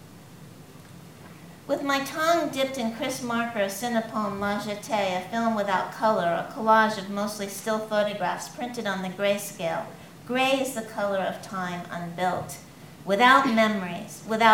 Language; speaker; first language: English; native; English